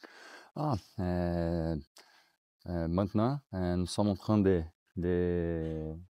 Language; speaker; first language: French; non-native, learner; Portuguese